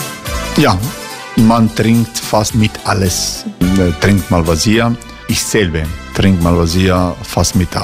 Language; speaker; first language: German; non-native, fluent; Croatian